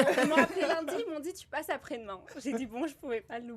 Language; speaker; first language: French; non-native, learner; Russian